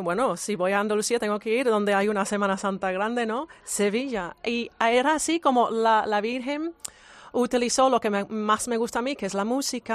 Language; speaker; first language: Spanish; non-native, fluent; English